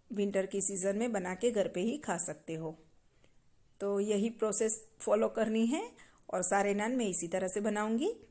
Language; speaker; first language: Hindi; non-native, local second language; Gujarati